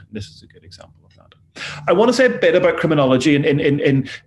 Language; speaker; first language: English; native; English